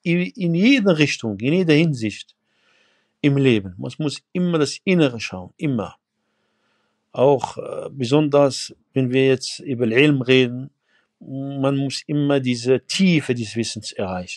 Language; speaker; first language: German; non-native, fluent; Arabic